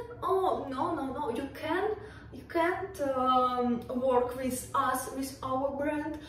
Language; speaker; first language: English; non-native, learner; Russian